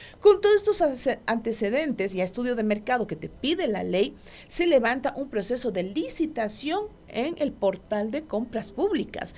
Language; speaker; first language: Spanish; non-native, local second language; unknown